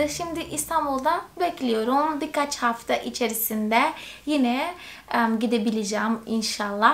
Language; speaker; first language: Turkish; non-native, fluent; Portuguese